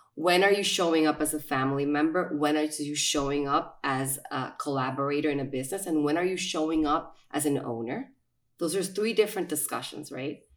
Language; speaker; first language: English; non-native, fluent; Spanish